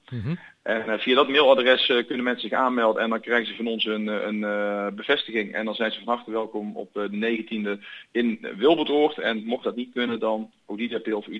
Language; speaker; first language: Dutch; native; Dutch